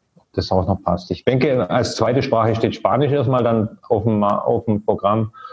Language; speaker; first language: German; native; German